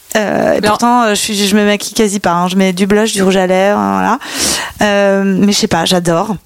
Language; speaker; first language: French; native; French